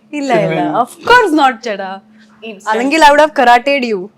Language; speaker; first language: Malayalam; early bilingual, heritage; Malayalam